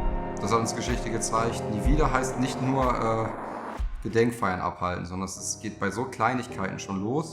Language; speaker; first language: German; native; German